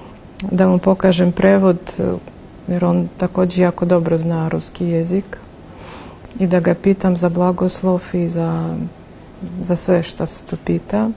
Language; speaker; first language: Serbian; non-native, fluent; Russian